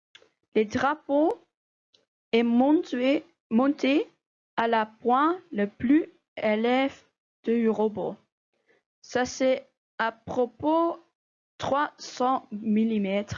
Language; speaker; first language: French; non-native, local second language; Dutch